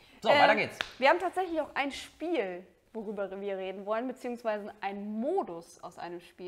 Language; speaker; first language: German; native; German